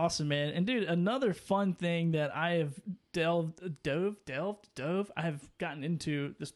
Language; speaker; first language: English; native; English